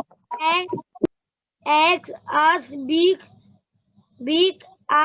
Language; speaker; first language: English; non-native, learner; Hindi